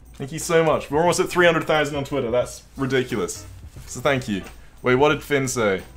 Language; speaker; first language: English; native; English